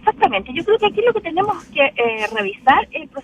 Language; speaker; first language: Spanish; native; Spanish